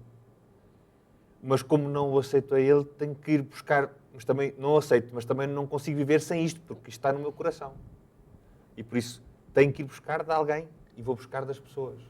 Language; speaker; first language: Portuguese; native; Portuguese